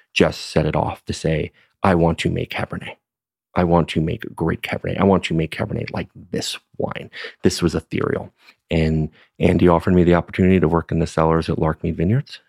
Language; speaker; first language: English; native; English